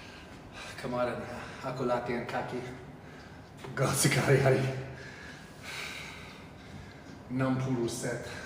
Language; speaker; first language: Indonesian; non-native, fluent; English